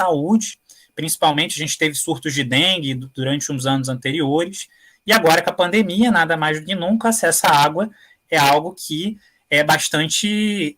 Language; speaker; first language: Portuguese; native; Portuguese